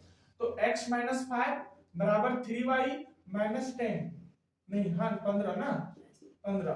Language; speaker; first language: Hindi; native; Hindi